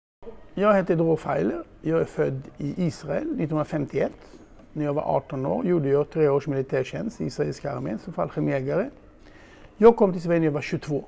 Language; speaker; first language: Swedish; non-native, fluent; Hebrew